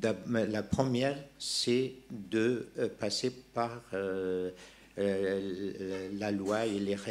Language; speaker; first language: French; non-native, local second language; Persian